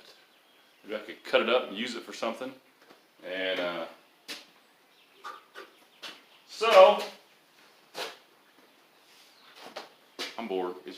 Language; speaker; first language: English; native; English